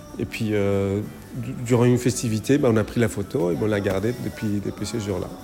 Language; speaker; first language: French; non-native, fluent; Spanish